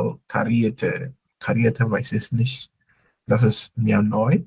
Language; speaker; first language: German; non-native, fluent; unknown